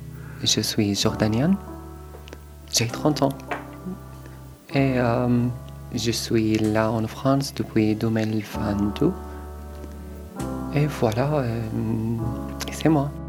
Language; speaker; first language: French; non-native, learner; Arabic